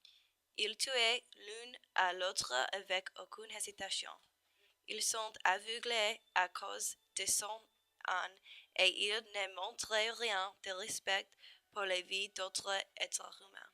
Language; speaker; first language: French; non-native, learner; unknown